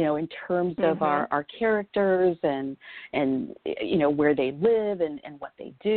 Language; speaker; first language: English; native; English